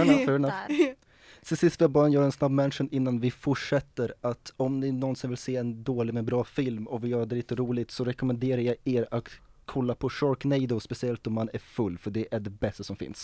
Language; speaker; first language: Swedish; native; Swedish